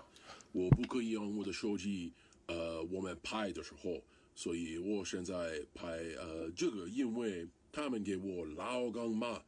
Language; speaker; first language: Chinese; non-native, learner; English